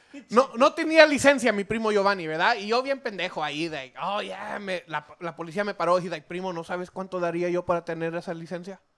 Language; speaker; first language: Spanish; early bilingual, heritage; Spanish